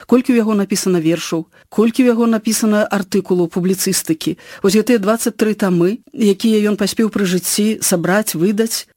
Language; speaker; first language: Belarusian; native; Belarusian